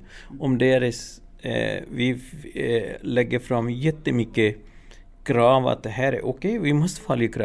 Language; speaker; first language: Swedish; non-native, learner; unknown